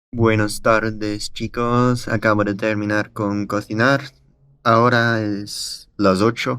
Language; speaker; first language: Spanish; non-native, learner; Dutch